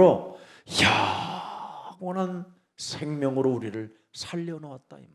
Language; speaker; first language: Korean; native; Korean